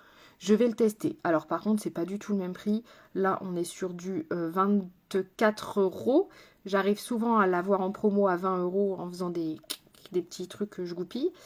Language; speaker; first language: French; native; French